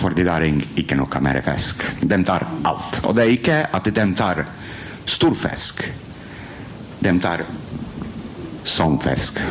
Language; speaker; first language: Norwegian; non-native, fluent; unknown